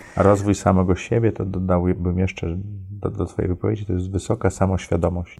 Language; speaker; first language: Polish; early bilingual, heritage; Polish